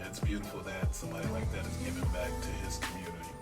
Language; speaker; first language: English; native; English